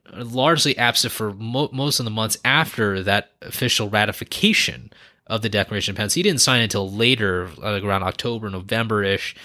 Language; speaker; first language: English; native; English